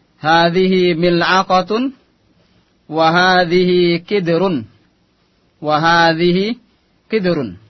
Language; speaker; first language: Arabic; non-native, fluent; Indonesian